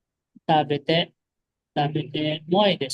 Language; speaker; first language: Japanese; non-native, learner; Filipino